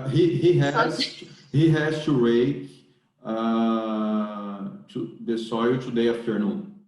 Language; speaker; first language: English; non-native, learner; Portuguese